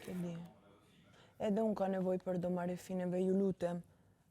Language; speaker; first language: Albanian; early bilingual, heritage; Albanian